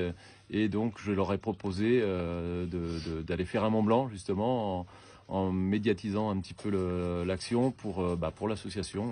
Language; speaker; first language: French; native; French